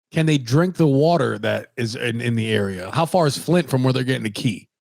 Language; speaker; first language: English; native; English